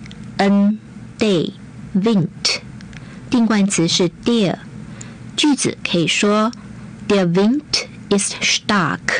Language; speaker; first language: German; non-native, fluent; Chinese